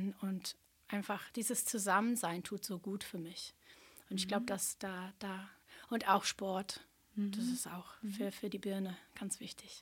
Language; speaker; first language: German; non-native, fluent; English